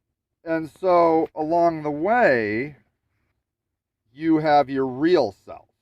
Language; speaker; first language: English; native; English